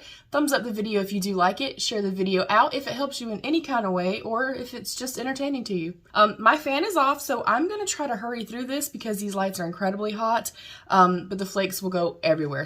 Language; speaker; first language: English; native; English